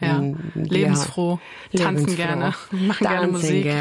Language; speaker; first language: German; native; German